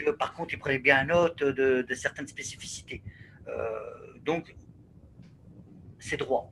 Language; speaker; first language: French; native; French